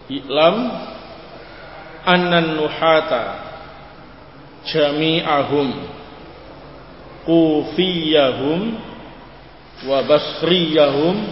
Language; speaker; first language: Arabic; non-native, learner; Indonesian